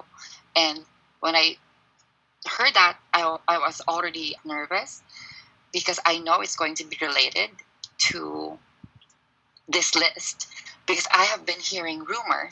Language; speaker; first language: English; non-native, local second language; Filipino